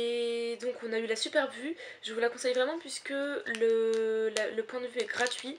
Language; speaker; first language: French; native; French